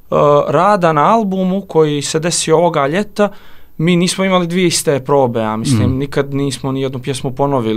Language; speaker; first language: Serbian; native; Serbian